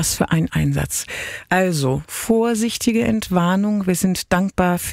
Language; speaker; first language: German; native; German